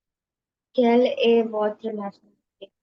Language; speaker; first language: French; non-native, learner; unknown